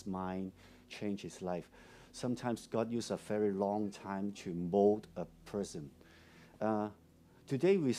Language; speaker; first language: English; non-native, local second language; Cantonese